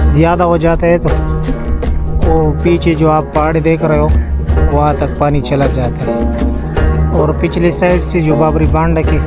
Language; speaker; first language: Urdu; native; Urdu